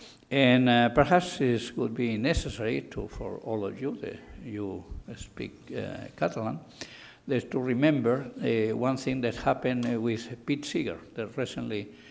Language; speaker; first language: English; non-native, fluent; Catalan